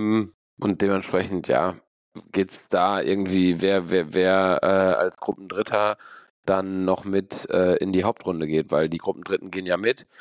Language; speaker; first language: German; native; German